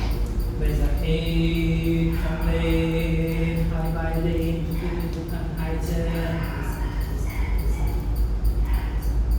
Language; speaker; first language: Vietnamese; non-native, learner; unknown